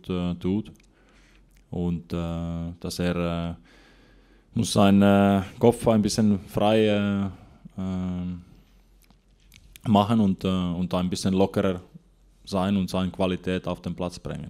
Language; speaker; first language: German; non-native, fluent; Finnish